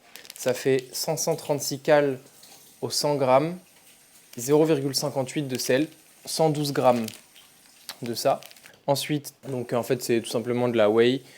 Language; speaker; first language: French; native; French